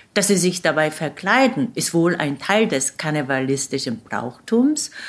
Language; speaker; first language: German; non-native, fluent; Korean